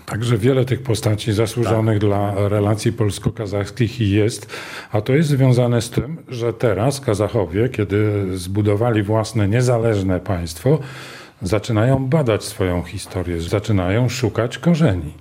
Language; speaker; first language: Polish; native; Polish